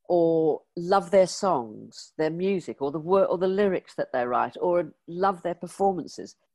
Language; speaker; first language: English; native; English